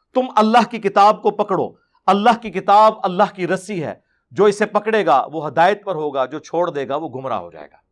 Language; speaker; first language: Urdu; non-native, local second language; Punjabi